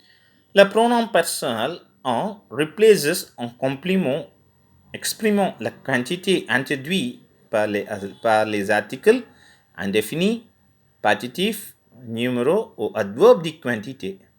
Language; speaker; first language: French; non-native, fluent; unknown